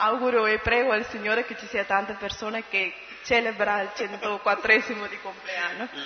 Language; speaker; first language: Italian; non-native, fluent; Malayalam